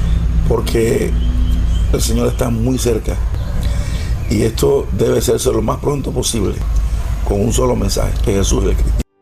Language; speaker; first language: Spanish; native; Spanish